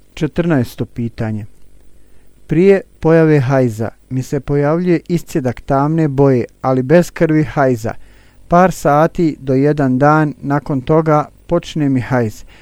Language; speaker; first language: Bosnian; non-native, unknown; Arabic